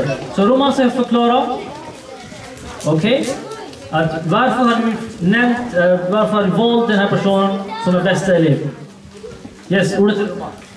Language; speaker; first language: Swedish; non-native, learner; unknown